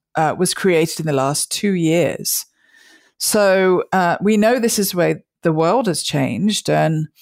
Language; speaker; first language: English; native; English